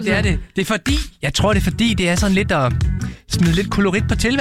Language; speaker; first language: Danish; native; Danish